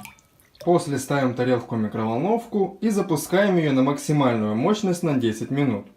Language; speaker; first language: Russian; native; Russian